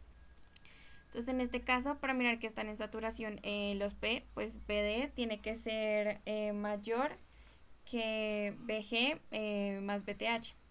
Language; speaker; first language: Spanish; native; Spanish